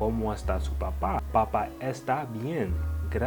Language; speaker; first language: Spanish; non-native, learner; English